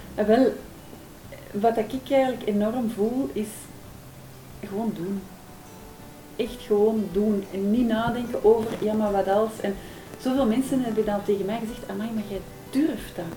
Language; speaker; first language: Dutch; native; Dutch